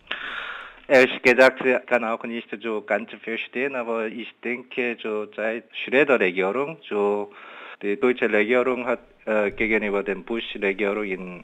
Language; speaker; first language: German; non-native, fluent; Korean